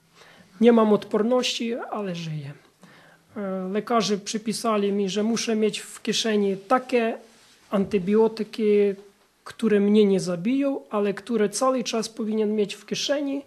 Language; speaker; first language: Polish; non-native, fluent; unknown